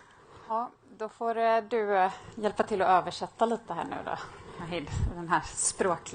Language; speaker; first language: Swedish; native; Swedish